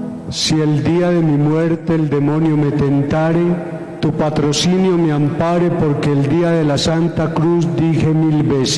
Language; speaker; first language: Spanish; native; Spanish